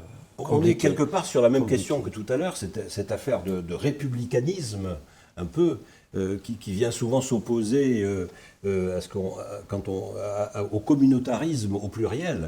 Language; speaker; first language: French; native; French